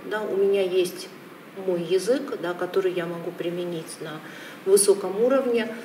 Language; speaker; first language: Russian; native; Russian